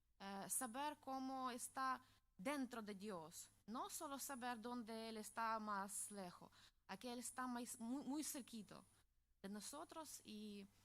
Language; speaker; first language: Spanish; non-native, learner; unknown